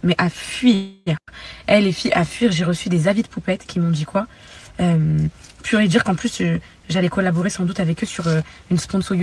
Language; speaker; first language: French; native; French